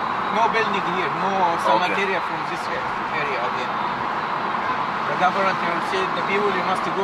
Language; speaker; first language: English; non-native, learner; Arabic